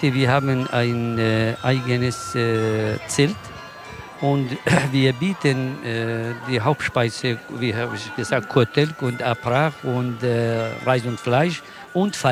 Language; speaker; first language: German; non-native, learner; Kurdish